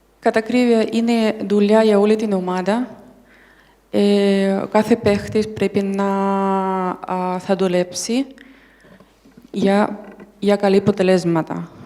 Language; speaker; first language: Greek; non-native, learner; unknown